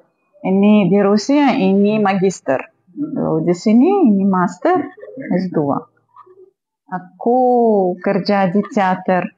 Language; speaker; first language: Indonesian; non-native, fluent; Russian